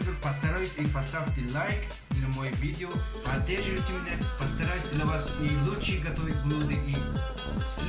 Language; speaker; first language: Russian; non-native, local second language; Tajik